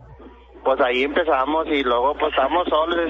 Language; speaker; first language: Spanish; native; Spanish